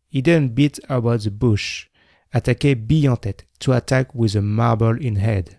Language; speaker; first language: English; non-native, fluent; French